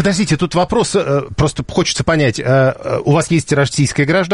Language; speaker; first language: Russian; native; Russian